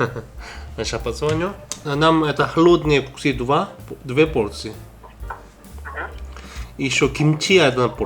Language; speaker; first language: Russian; non-native, learner; Korean